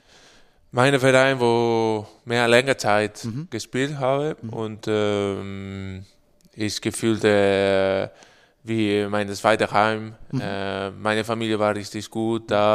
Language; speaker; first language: German; non-native, learner; Spanish